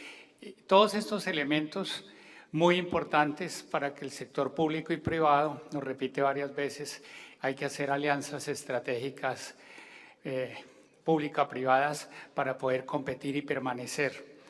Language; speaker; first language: Spanish; native; Spanish